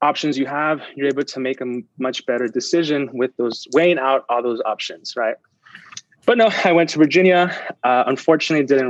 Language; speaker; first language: English; early bilingual, other home language; Spanish